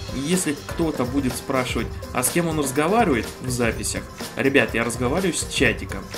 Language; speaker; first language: Russian; non-native, fluent; Romanian